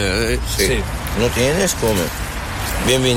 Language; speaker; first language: Spanish; non-native, learner; Arabic